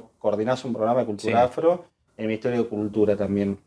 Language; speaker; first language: Spanish; native; Spanish